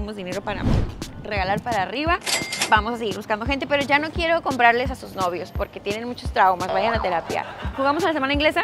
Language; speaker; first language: Spanish; native; Spanish